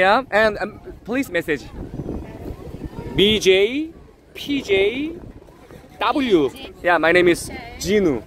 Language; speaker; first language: English; non-native, learner; Korean